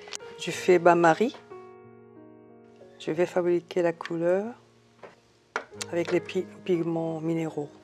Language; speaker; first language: French; non-native, fluent; Japanese